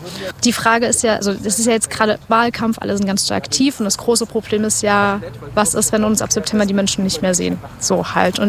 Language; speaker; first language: German; native; German